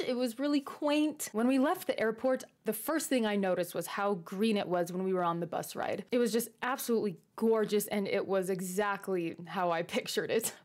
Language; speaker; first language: English; native; English